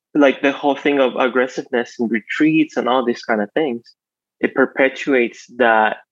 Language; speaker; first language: English; non-native, fluent; Spanish